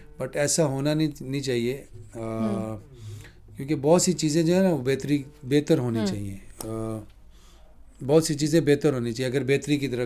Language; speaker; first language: Urdu; native; Urdu